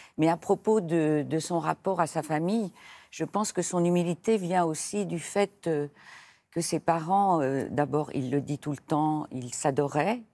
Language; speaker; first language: French; native; French